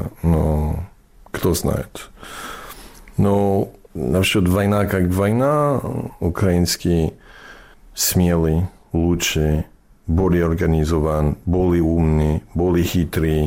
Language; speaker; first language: Russian; non-native, fluent; English